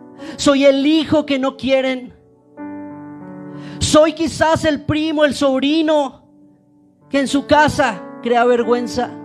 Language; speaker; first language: Spanish; native; Spanish